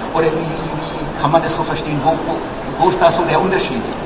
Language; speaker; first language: German; native; German